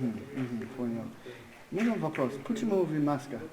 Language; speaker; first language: Russian; non-native, learner; English